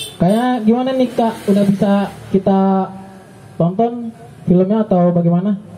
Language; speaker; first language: Indonesian; native; Indonesian